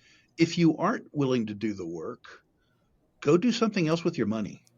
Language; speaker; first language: English; native; English